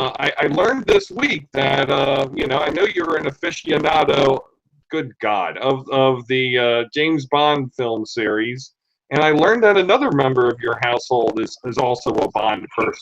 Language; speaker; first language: English; native; English